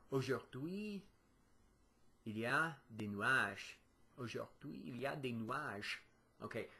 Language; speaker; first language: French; non-native, learner; English